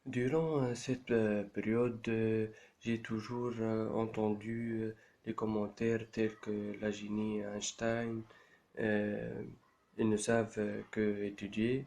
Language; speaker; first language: French; non-native, local second language; Arabic